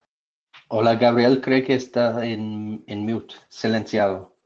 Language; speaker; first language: Spanish; non-native, fluent; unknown